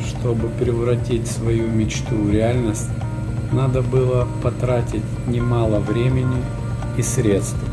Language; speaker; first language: Russian; native; Russian